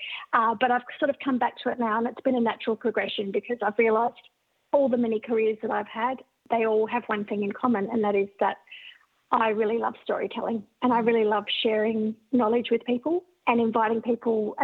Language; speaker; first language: English; native; English